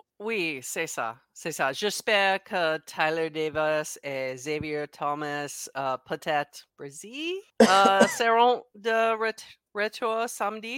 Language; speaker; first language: French; non-native, learner; English